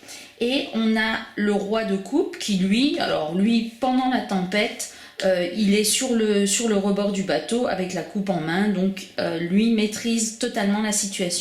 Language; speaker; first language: French; native; French